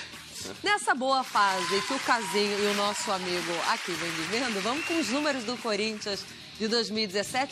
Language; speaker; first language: Portuguese; native; Portuguese